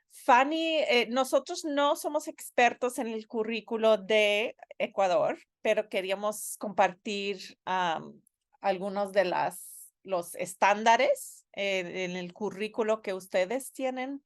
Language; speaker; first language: Spanish; non-native, fluent; English